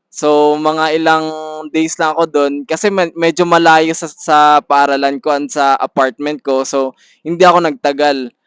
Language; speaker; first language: Filipino; native; Filipino